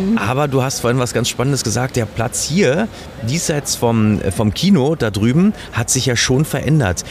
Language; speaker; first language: German; native; German